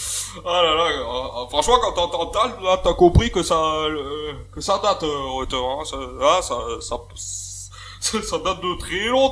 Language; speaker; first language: French; native; French